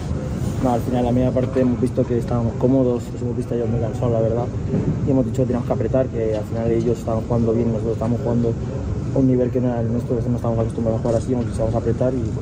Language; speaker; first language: Spanish; native; Spanish